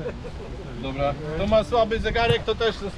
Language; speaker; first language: Polish; native; Polish